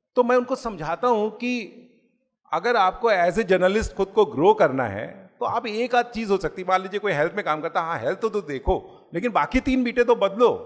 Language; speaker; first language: Hindi; native; Hindi